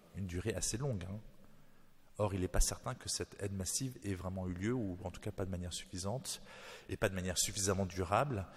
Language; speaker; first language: French; native; French